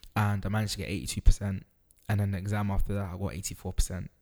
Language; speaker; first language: English; native; English